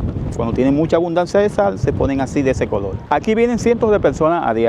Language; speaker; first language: Spanish; native; Spanish